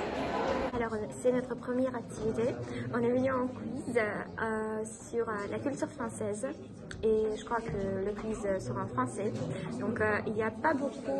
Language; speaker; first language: French; non-native, fluent; Russian